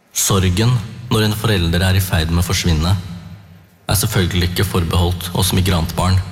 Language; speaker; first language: Norwegian; early bilingual, other home language; Tamil